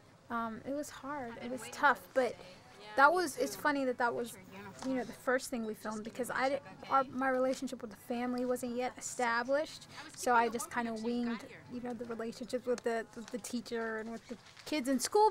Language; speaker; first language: English; early bilingual, other home language; Spanish